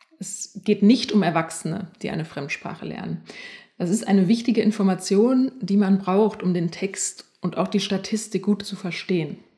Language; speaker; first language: German; native; German